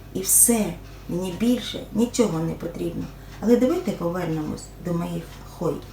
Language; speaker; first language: Ukrainian; non-native, local second language; Russian